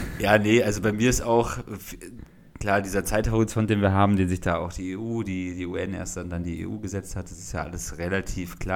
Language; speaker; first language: German; native; German